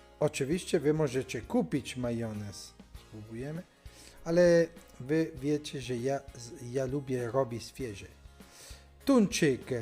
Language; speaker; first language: Polish; non-native, learner; Italian